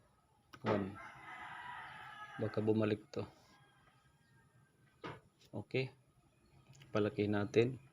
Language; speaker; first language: Filipino; non-native, local second language; Waray